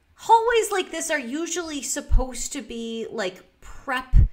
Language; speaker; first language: English; native; English